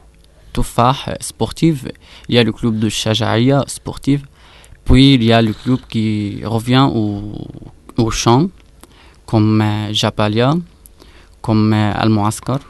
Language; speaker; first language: French; non-native, fluent; Arabic